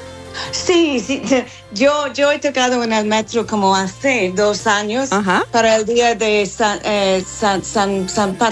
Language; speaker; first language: Spanish; non-native, fluent; English